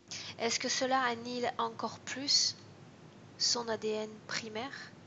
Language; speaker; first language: French; native; French